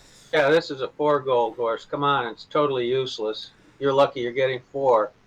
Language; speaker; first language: English; native; English